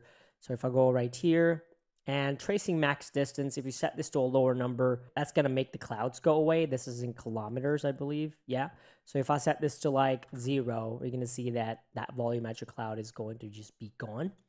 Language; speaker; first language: English; native; English